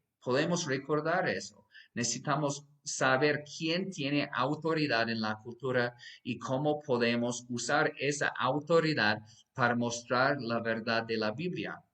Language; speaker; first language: Spanish; non-native, fluent; English